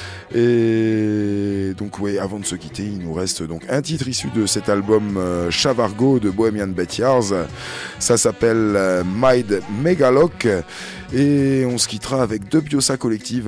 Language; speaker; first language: French; native; French